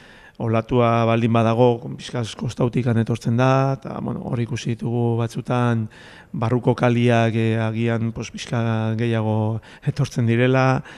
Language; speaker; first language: Basque; native; Basque